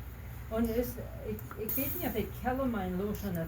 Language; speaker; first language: German; early bilingual, heritage; Low German